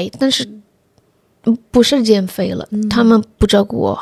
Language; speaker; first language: Chinese; non-native, fluent; Indonesian